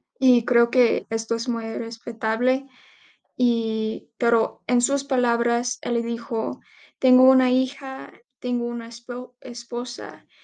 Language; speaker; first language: Spanish; non-native, learner; English